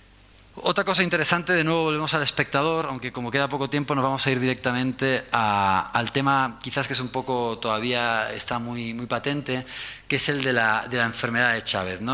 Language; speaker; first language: Spanish; native; Spanish